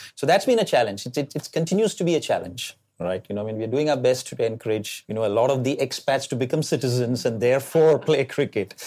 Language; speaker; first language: English; non-native, local second language; Malayalam